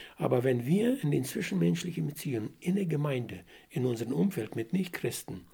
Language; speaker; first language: German; non-native, fluent; Russian